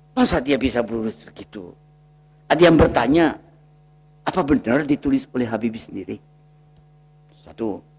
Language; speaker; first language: Indonesian; native; Indonesian